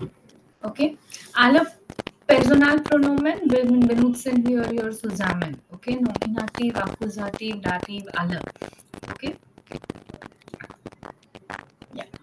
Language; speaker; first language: German; non-native, fluent; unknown